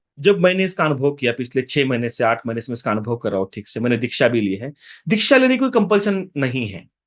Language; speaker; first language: Hindi; non-native, local second language; Marathi